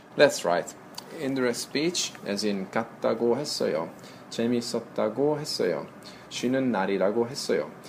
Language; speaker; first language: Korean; non-native, fluent; Italian